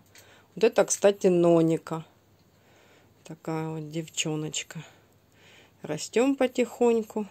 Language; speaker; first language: Russian; native; Russian